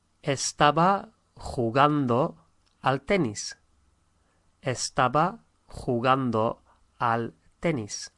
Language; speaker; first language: Spanish; non-native, fluent; English